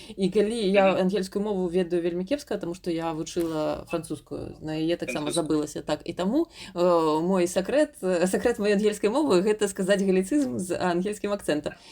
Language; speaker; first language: Belarusian; non-native, local second language; Russian